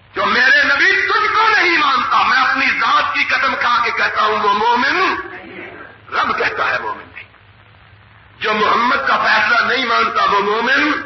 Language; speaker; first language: Urdu; non-native, local second language; Punjabi